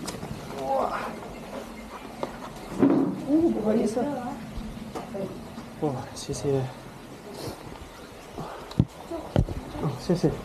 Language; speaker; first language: Chinese; non-native, learner; English